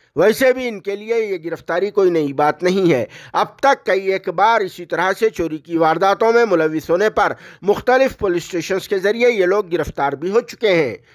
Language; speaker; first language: Hindi; non-native, local second language; Urdu